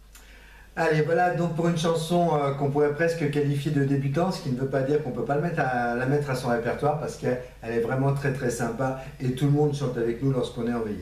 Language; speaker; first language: French; native; French